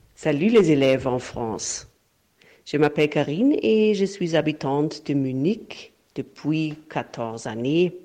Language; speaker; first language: French; non-native, fluent; German